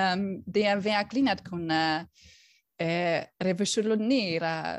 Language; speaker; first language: Swedish; non-native, fluent; German